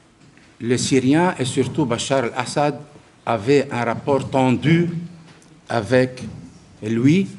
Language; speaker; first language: French; non-native, local second language; Arabic